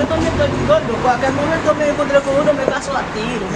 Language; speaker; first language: Spanish; non-native, learner; Haitian Creole